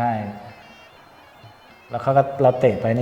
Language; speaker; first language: Thai; native; Thai